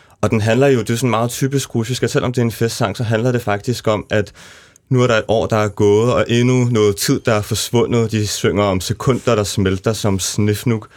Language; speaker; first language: Danish; early bilingual, other home language; Russian